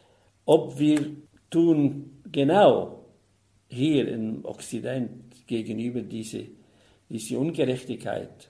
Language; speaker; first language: German; non-native, fluent; Arabic